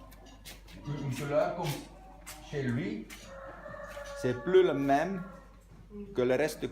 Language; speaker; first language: French; non-native, local second language; Dutch